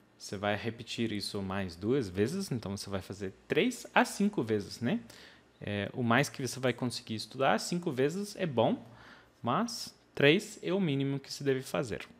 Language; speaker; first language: Portuguese; non-native, fluent; English